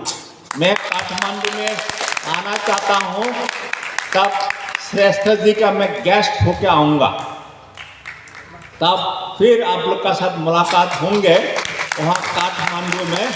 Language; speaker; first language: Hindi; non-native, local second language; Kok Borok